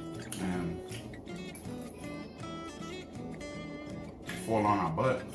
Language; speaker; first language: English; native; English